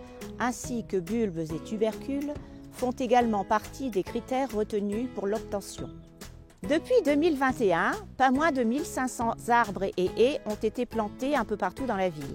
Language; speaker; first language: French; native; French